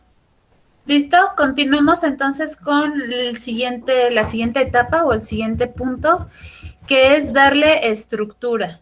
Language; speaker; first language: Spanish; native; Spanish